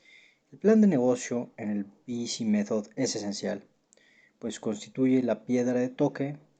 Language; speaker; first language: Spanish; native; Spanish